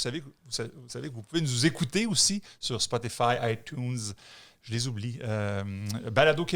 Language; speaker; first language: French; native; French